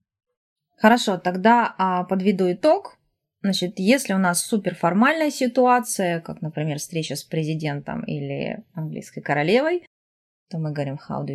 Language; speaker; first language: Russian; native; Russian